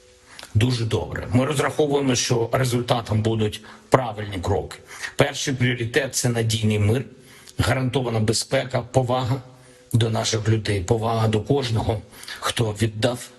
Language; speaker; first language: Ukrainian; non-native, local second language; Russian